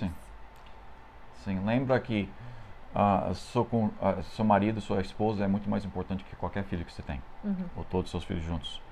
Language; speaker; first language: Portuguese; non-native, fluent; English